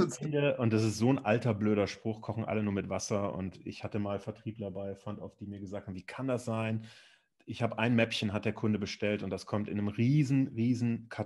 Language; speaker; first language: German; native; German